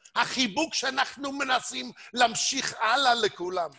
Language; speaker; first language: Hebrew; non-native, fluent; English